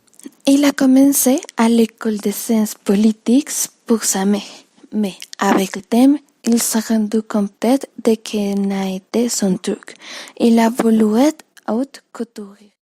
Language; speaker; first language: French; non-native, learner; Spanish